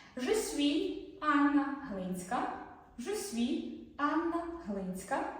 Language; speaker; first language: French; non-native, fluent; Ukrainian